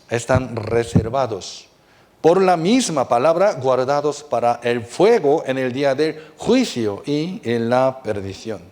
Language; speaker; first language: Spanish; non-native, fluent; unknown